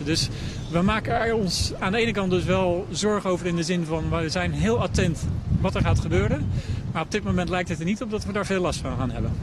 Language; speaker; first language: Dutch; native; Dutch